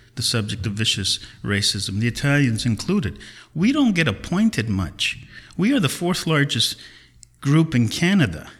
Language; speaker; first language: English; early bilingual, other home language; Italian